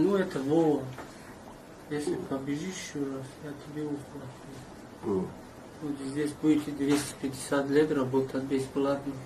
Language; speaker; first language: Russian; non-native, learner; Tajik